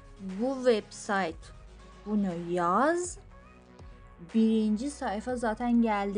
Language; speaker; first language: Turkish; non-native, fluent; Persian